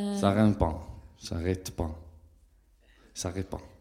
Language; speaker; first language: French; non-native, learner; Italian